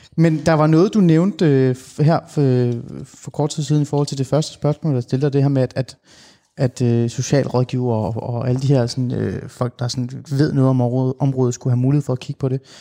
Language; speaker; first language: Danish; early bilingual, other home language; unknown